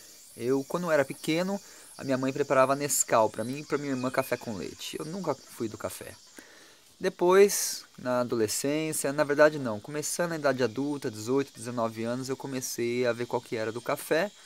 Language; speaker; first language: Portuguese; native; Portuguese